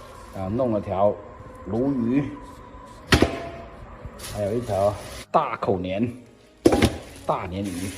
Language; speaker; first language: Chinese; native; Chinese